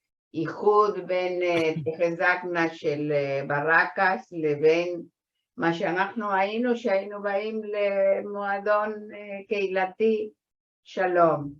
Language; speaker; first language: Hebrew; non-native, fluent; Spanish